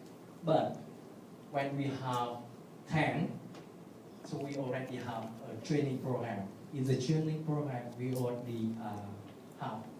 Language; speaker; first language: English; non-native, learner; Vietnamese